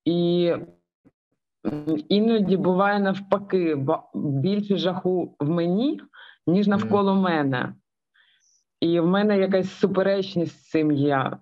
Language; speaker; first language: Ukrainian; non-native, local second language; Russian